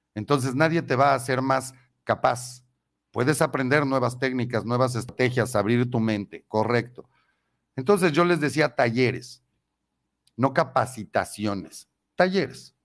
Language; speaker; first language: Spanish; native; Spanish